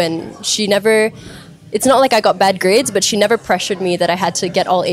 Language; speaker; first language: English; native; English